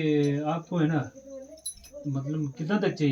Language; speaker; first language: Hindi; non-native, local second language; Tibetan